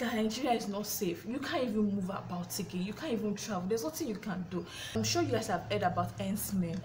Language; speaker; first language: English; non-native, local second language; Yoruba